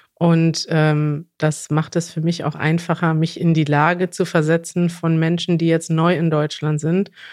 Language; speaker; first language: German; native; German